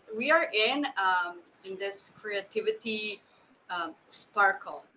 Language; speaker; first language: English; non-native, fluent; Slovenian